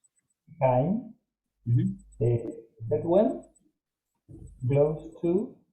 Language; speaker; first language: English; non-native, learner; Spanish